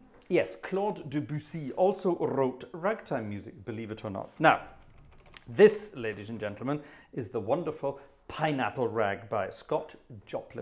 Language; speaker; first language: English; native; English